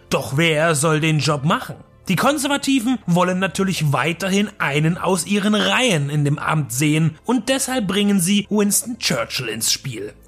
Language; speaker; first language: German; native; German